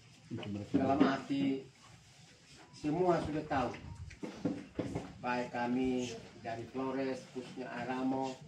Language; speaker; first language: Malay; non-native, local second language; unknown